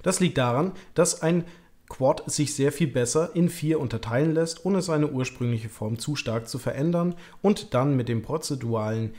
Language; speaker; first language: German; native; German